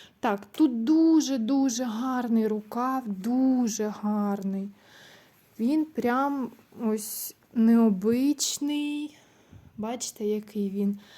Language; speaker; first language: Ukrainian; non-native, local second language; Russian